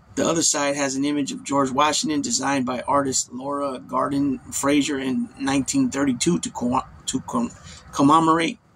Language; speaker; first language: English; native; English